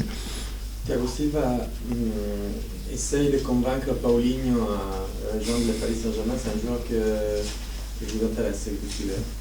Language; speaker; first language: French; native; French